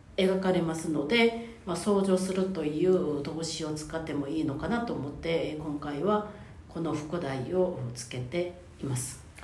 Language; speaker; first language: Japanese; non-native, fluent; Korean